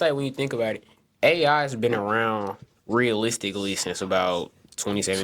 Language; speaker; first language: English; native; English